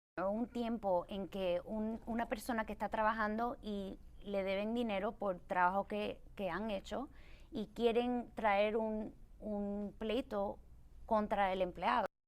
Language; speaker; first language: Spanish; early bilingual, other home language; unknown